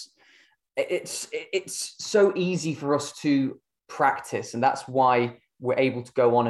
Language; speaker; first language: English; native; English